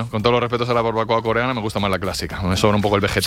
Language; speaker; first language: Spanish; native; Spanish